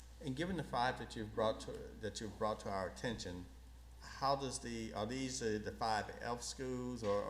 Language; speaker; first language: English; native; English